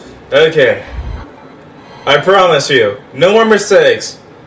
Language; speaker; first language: English; native; English